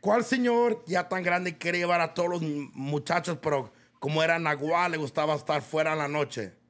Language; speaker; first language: Spanish; early bilingual, other home language; English